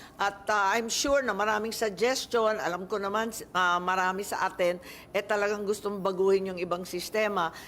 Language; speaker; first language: Filipino; native; Filipino